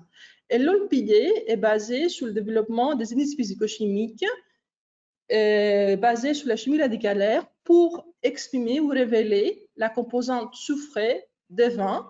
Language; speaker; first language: French; non-native, fluent; Greek